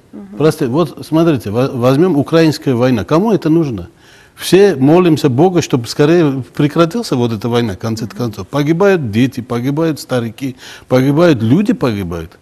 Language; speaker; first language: Russian; non-native, local second language; Armenian